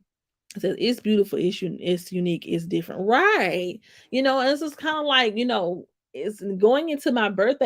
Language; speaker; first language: English; native; English